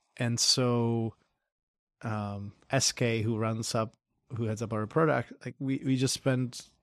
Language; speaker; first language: English; non-native, fluent; Czech